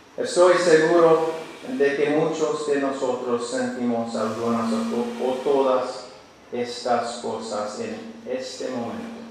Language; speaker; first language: Spanish; non-native, learner; English